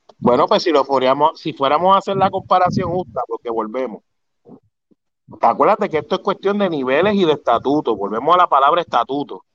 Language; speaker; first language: Spanish; early bilingual, heritage; Spanish